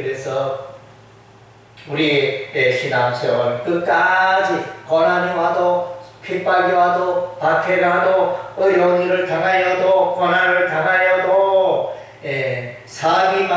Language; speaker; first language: Korean; native; Korean